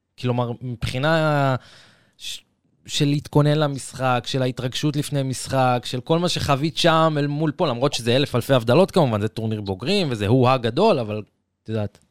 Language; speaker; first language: Hebrew; native; Hebrew